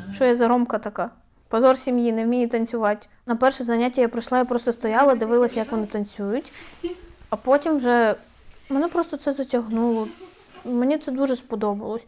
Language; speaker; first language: Ukrainian; non-native, local second language; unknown